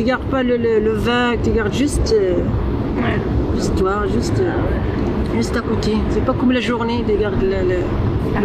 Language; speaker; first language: French; non-native, learner; Arabic